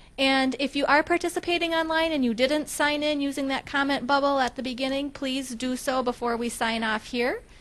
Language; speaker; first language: English; native; English